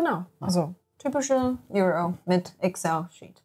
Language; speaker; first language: German; non-native, learner; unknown